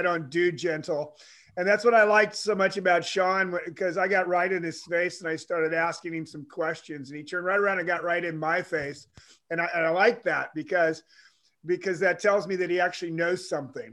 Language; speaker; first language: English; native; English